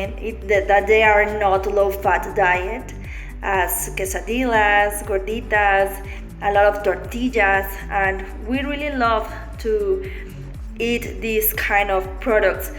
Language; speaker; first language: English; non-native, learner; Spanish